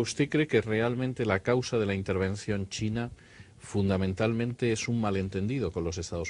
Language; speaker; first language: Spanish; native; Spanish